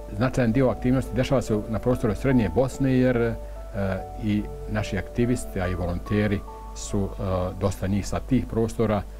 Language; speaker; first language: Croatian; native; Croatian